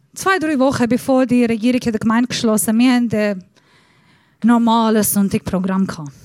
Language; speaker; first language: German; non-native, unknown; Persian